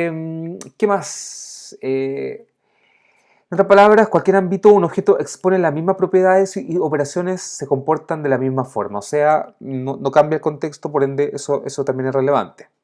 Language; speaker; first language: Spanish; native; Spanish